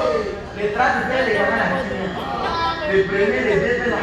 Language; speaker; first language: French; non-native, local second language; Lingala